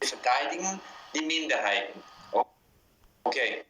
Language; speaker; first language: German; non-native, fluent; English